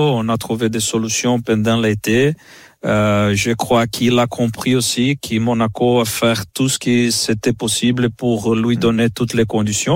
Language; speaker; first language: French; non-native, fluent; Portuguese